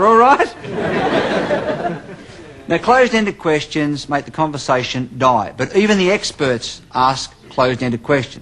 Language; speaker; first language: English; native; English